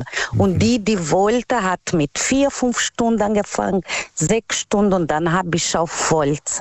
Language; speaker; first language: German; non-native, learner; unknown